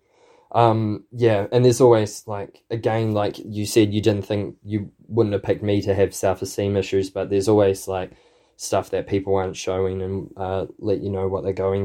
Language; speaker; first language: English; native; English